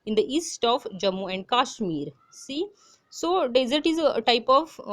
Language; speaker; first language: English; non-native, local second language; Marathi